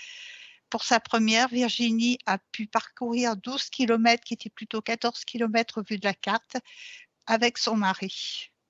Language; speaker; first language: French; native; French